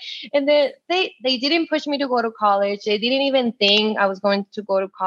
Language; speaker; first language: English; non-native, fluent; Spanish